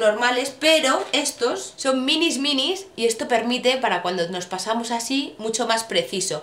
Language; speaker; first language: Spanish; native; Spanish